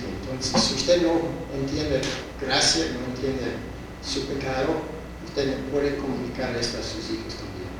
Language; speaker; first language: Spanish; non-native, fluent; English